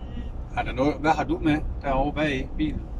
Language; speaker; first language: Danish; native; Danish